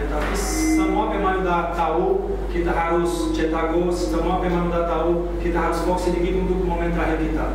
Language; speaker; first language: Indonesian; non-native, learner; Portuguese